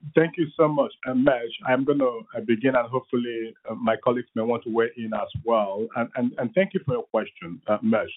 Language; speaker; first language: English; non-native, local second language; Igbo